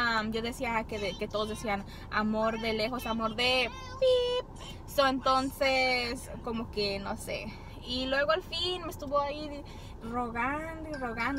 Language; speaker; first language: Spanish; early bilingual, heritage; Spanish